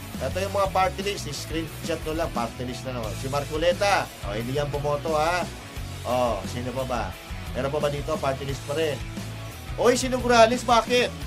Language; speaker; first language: Filipino; non-native, local second language; Iloko